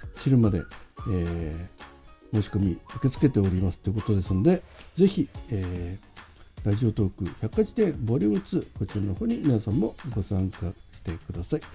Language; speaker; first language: Japanese; native; Japanese